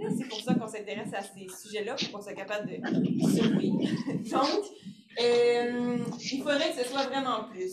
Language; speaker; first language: French; native; French